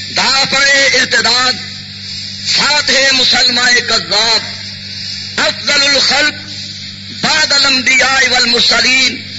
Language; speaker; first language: Urdu; non-native, local second language; Punjabi